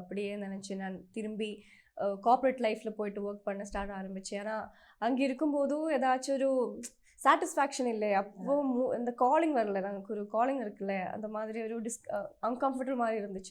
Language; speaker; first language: Tamil; non-native, learner; Malayalam